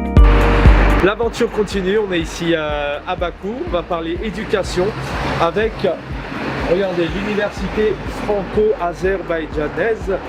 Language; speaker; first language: French; native; French